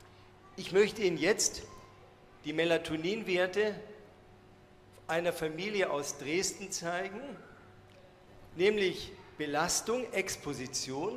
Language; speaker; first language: German; native; German